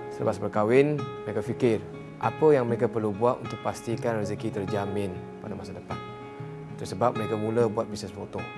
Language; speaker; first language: Malay; non-native, local second language; Chinese